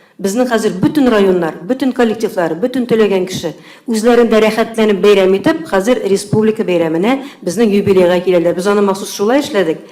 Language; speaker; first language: Tatar; native; Tatar